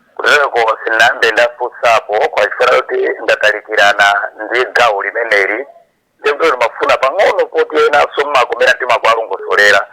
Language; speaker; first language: Nyanja; native; Nyanja